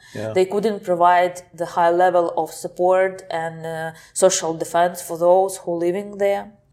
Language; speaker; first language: English; non-native, fluent; Ukrainian